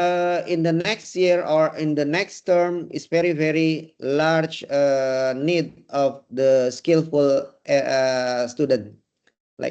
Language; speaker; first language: English; non-native, learner; Indonesian